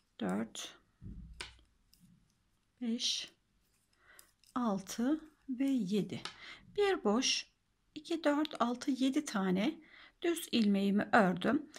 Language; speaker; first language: Turkish; native; Turkish